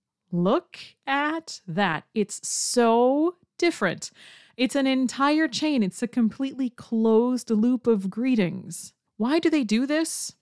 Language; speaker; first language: English; native; English